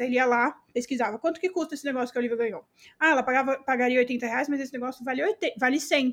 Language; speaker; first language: Portuguese; native; Portuguese